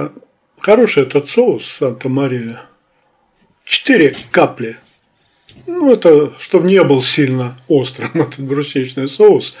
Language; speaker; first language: Russian; native; Russian